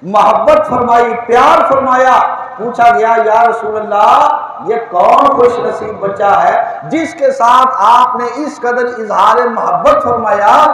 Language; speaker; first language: Urdu; non-native, local second language; Punjabi